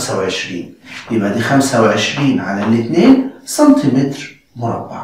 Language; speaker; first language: Arabic; native; Arabic